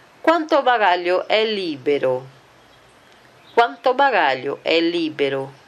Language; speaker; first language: Italian; non-native, fluent; Portuguese